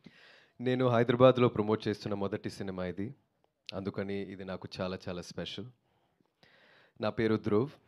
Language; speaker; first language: Telugu; non-native, learner; Tamil